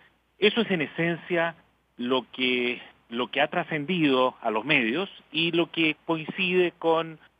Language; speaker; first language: Spanish; native; Spanish